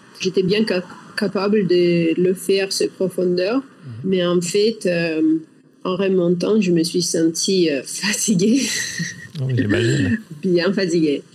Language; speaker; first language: French; non-native, learner; Russian